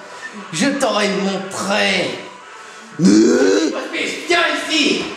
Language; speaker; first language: French; native; French